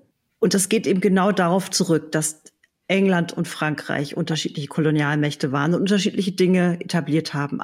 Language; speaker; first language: German; native; German